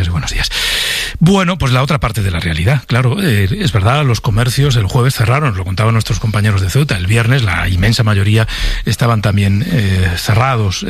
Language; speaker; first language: Spanish; native; Spanish